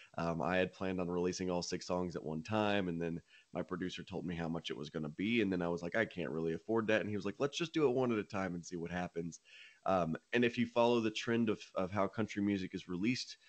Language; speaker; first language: English; native; English